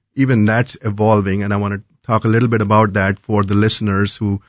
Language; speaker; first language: English; non-native, local second language; Hindi